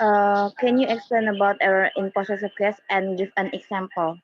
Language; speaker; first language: English; non-native, learner; Indonesian